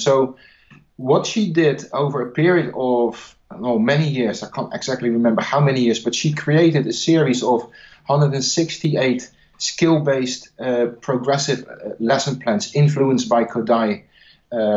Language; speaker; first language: English; non-native, fluent; Dutch